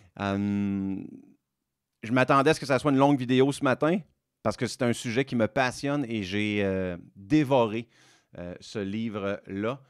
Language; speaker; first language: French; native; French